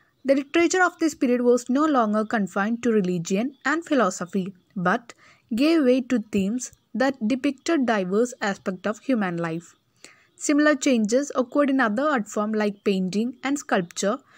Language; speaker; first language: English; non-native, local second language; Malayalam